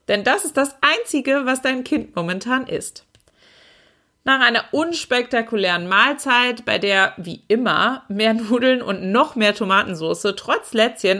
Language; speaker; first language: German; native; German